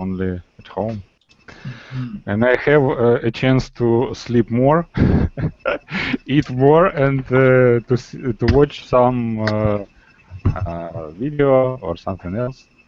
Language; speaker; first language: English; non-native, learner; Russian